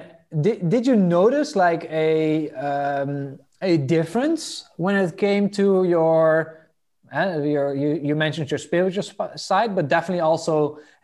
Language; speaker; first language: English; non-native, fluent; Dutch